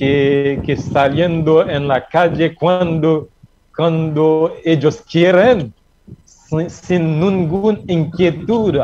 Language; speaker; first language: Spanish; non-native, learner; Haitian Creole